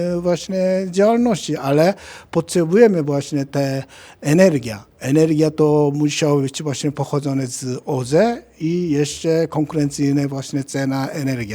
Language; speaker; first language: Polish; non-native, learner; Korean